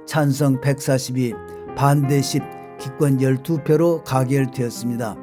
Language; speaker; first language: Korean; native; Korean